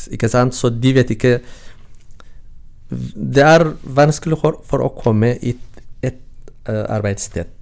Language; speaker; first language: Norwegian; non-native, learner; Tigrinya